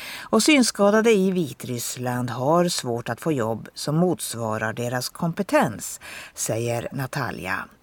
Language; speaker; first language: Swedish; native; Swedish